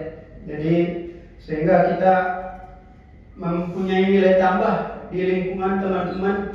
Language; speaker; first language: Indonesian; native; Indonesian